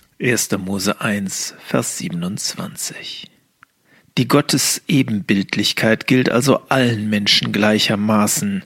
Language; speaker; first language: German; native; German